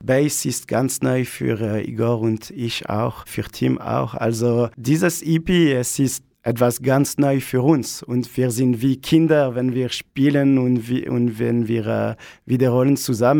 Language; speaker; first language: German; non-native, learner; Italian